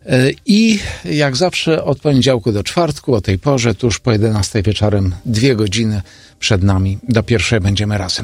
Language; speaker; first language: Polish; native; Polish